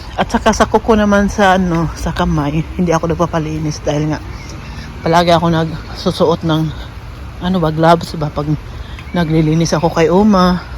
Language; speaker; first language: Filipino; non-native, local second language; Cebuano